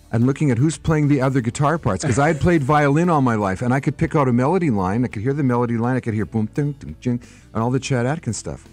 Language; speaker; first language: English; native; English